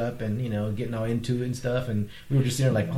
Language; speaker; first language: English; non-native, fluent; Vietnamese